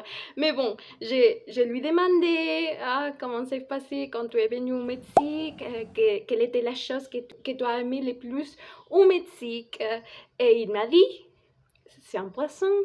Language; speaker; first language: French; non-native, fluent; Spanish